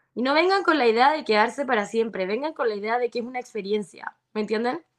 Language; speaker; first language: Spanish; native; Spanish